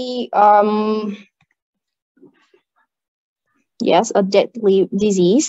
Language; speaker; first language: English; non-native, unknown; Vietnamese